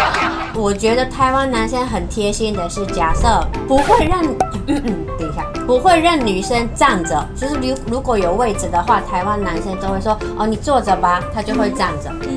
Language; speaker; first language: Chinese; non-native, fluent; Japanese